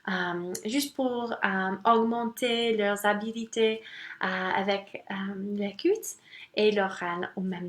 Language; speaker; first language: French; non-native, local second language; English